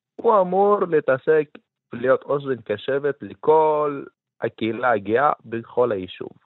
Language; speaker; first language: Hebrew; non-native, local second language; Arabic